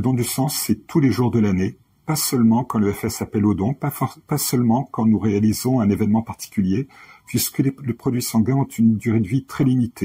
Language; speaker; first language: French; native; French